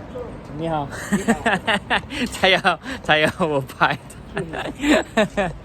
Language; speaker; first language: Chinese; non-native, learner; English